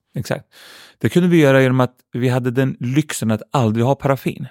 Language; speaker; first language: Swedish; early bilingual, other home language; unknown